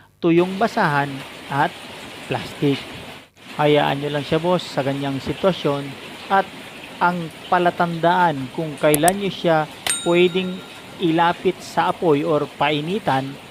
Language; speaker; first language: Filipino; non-native, local second language; Iloko